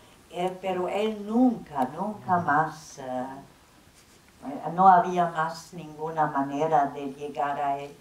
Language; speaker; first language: Spanish; non-native, fluent; German